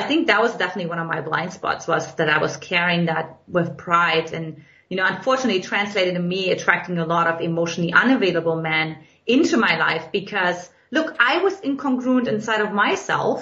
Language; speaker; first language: English; non-native, fluent; German